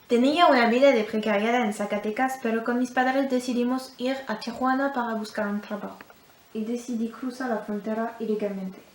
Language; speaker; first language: Spanish; non-native, learner; French